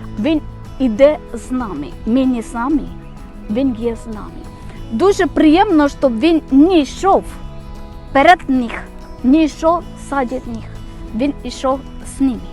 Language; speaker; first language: Ukrainian; non-native, fluent; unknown